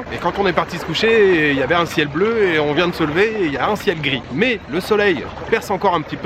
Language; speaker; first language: French; native; French